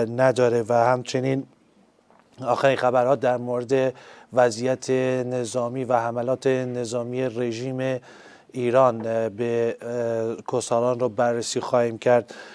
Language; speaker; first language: Persian; non-native, local second language; Central Kurdish